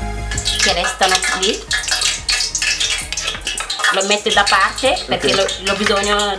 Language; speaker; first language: Italian; non-native, learner; Wolof